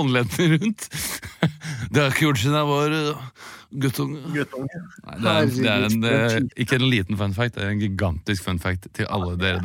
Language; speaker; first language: Norwegian; native; Norwegian